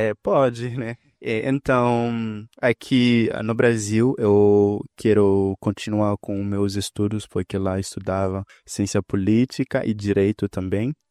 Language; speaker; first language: Portuguese; non-native, fluent; Haitian Creole